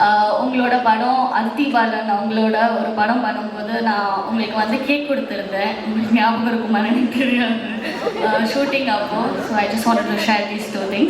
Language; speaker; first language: Tamil; non-native, fluent; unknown